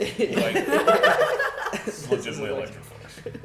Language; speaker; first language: English; native; English